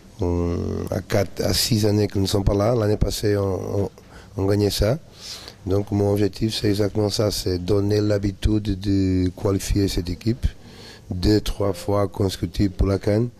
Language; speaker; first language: French; non-native, learner; Portuguese